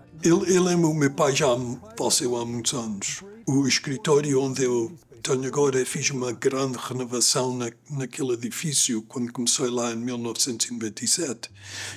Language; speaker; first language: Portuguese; early bilingual, other home language; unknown